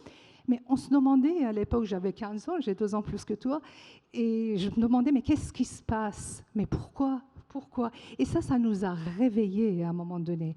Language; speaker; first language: French; non-native, fluent; Persian